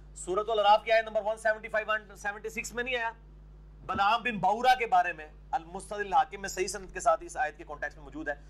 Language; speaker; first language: Urdu; non-native, local second language; Punjabi